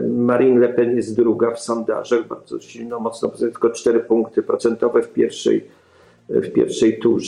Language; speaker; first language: Polish; native; Polish